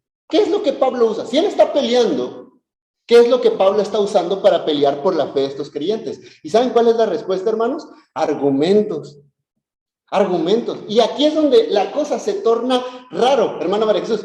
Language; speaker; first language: Spanish; native; Spanish